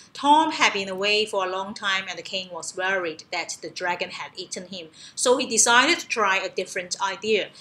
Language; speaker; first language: English; non-native, local second language; Cantonese